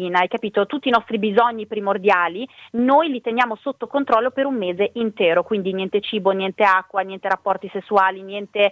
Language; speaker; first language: Italian; native; Italian